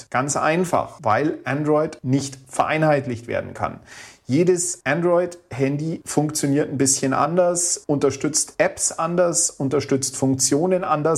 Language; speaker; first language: German; native; German